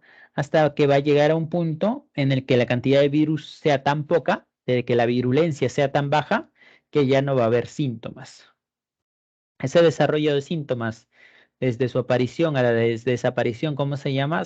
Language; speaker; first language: Spanish; native; Spanish